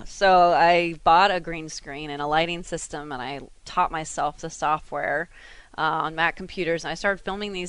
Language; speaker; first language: English; native; English